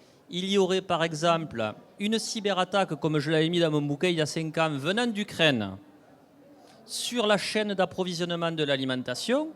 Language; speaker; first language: French; native; French